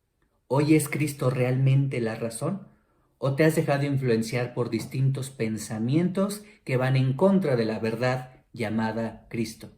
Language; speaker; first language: Spanish; native; Spanish